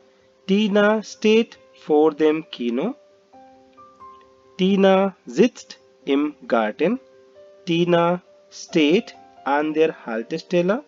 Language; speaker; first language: German; non-native, fluent; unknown